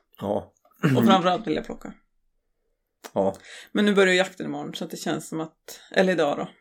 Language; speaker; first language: Swedish; native; Swedish